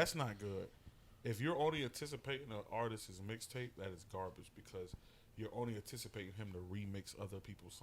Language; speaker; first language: English; native; English